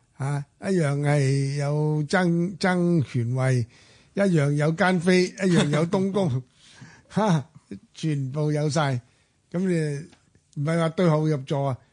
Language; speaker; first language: Cantonese; native; Cantonese